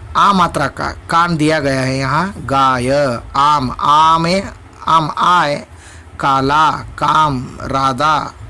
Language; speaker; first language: Hindi; non-native, local second language; Kannada